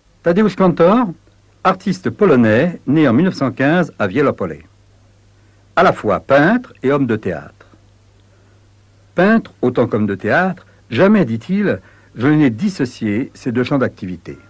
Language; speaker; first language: French; native; French